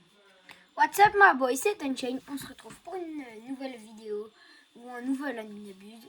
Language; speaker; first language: French; native; French